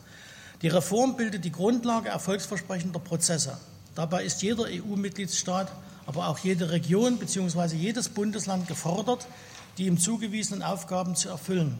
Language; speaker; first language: German; native; German